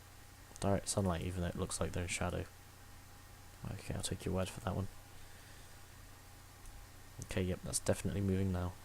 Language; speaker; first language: English; native; English